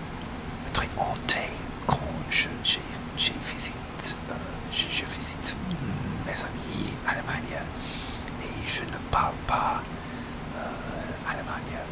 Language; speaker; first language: French; non-native, learner; English